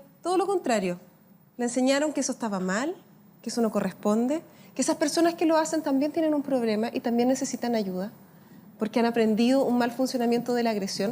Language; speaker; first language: Spanish; native; Spanish